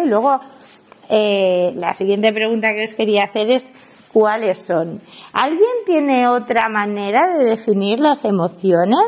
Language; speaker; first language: Spanish; native; Spanish